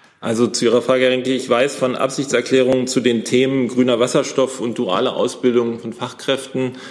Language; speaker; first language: German; native; German